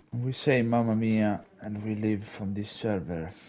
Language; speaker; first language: English; non-native, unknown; Italian